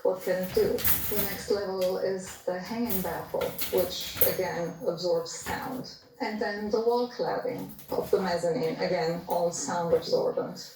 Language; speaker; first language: English; non-native, fluent; Italian